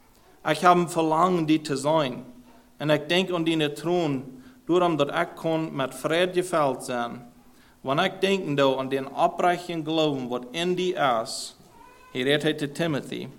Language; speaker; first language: Dutch; non-native, learner; German